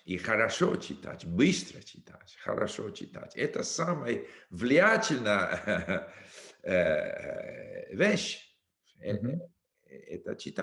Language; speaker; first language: Russian; non-native, learner; English